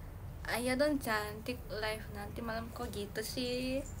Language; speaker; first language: Indonesian; early bilingual, heritage; Indonesian